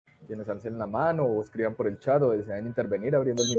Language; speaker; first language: Spanish; native; Spanish